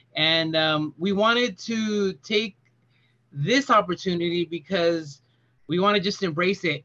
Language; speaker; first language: English; early bilingual, other home language; Spanish